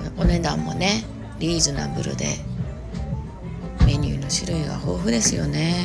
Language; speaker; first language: Japanese; native; Japanese